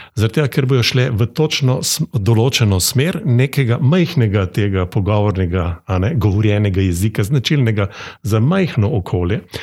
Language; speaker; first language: Slovenian; native; Slovenian